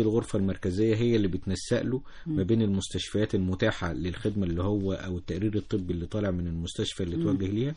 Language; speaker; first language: Arabic; native; Arabic